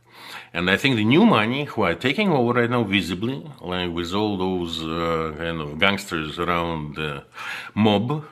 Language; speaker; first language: English; non-native, fluent; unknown